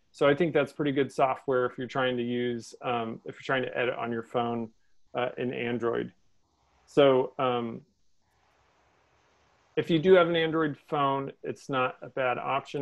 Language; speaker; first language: English; native; English